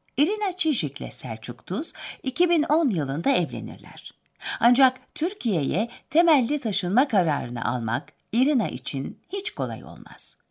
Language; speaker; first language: Turkish; native; Turkish